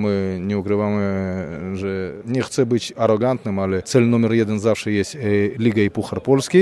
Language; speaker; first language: Polish; non-native, fluent; Russian